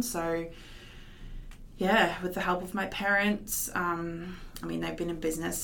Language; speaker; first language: English; native; English